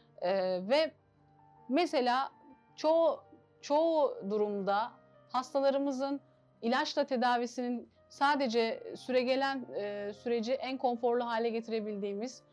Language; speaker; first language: Turkish; native; Turkish